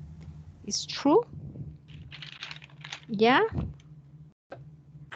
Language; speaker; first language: English; non-native, fluent; Spanish